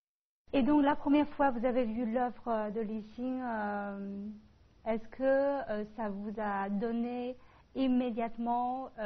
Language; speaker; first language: French; non-native, fluent; Chinese